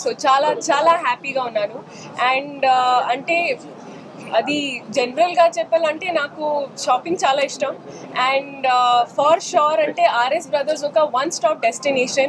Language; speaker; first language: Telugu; non-native, fluent; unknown